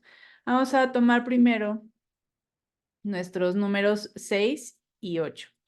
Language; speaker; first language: Spanish; native; Spanish